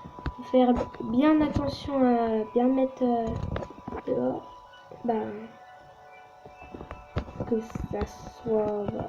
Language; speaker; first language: French; native; French